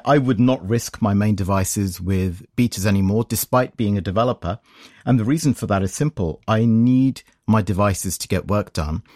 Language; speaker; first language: English; native; English